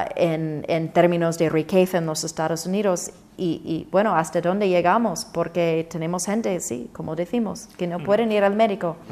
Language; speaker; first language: Spanish; non-native, fluent; English